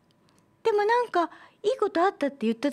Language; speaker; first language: Japanese; native; Japanese